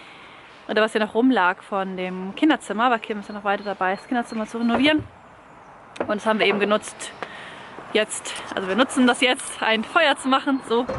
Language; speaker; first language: German; native; German